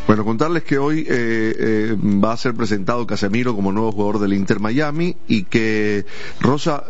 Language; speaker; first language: Spanish; native; Spanish